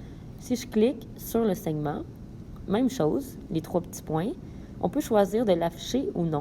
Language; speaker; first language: French; native; French